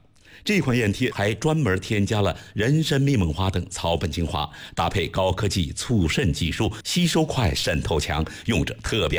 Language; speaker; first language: Chinese; native; Chinese